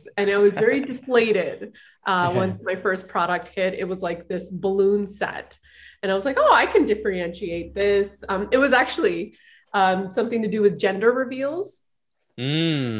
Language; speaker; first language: English; native; English